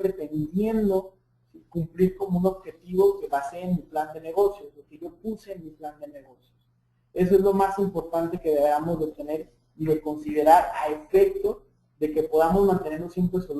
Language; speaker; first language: Spanish; native; Spanish